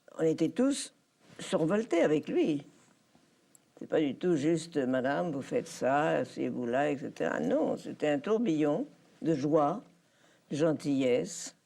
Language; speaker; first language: French; early bilingual, other home language; Polish